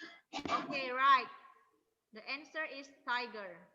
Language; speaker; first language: English; non-native, learner; Indonesian